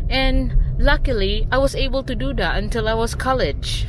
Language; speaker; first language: English; non-native, local second language; Cebuano